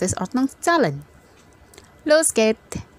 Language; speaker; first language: German; non-native, fluent; Indonesian